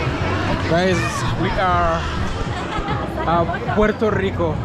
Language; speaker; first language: English; non-native, local second language; Swahili